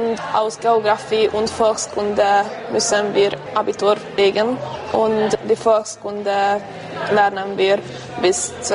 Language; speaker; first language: German; non-native, local second language; Hungarian